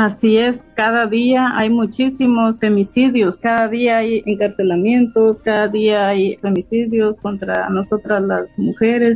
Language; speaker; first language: Spanish; native; Spanish